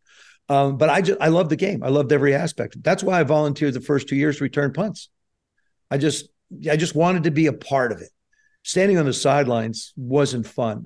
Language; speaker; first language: English; native; English